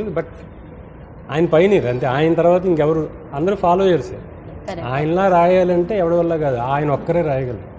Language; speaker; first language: Telugu; native; Telugu